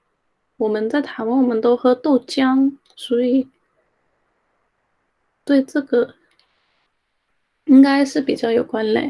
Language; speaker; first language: Chinese; early bilingual, heritage; Chinese